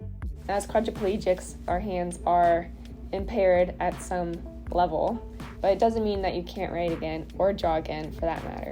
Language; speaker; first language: English; native; English